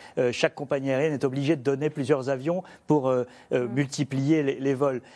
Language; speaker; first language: French; native; French